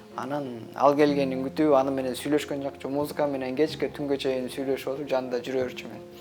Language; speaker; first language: Kyrgyz; native; Kyrgyz